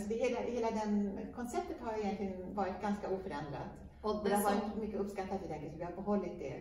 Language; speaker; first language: Swedish; native; Swedish